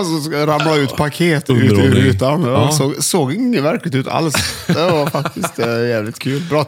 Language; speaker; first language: Swedish; native; Swedish